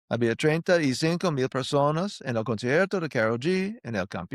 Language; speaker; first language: Spanish; non-native, fluent; English